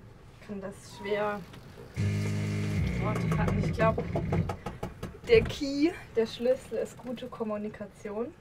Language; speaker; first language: German; native; German